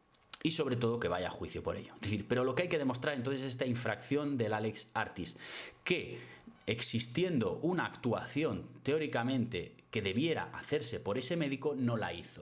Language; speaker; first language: Spanish; native; Spanish